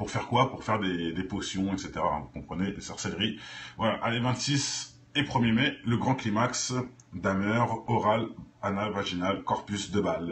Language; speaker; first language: French; native; French